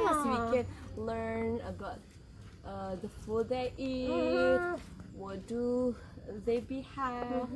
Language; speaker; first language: English; non-native, learner; Indonesian